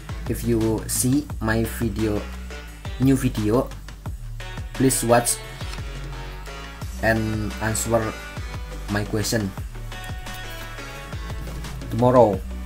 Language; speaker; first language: English; non-native, learner; Indonesian